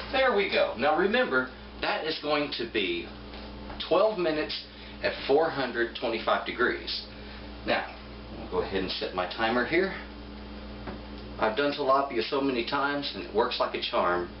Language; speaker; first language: English; native; English